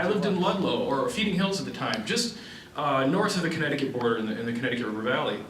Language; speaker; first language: English; native; English